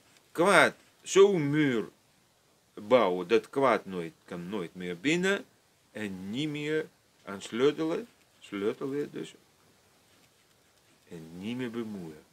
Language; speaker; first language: Dutch; non-native, fluent; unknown